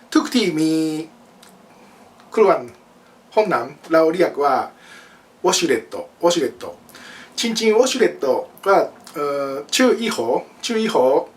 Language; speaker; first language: Thai; non-native, learner; Japanese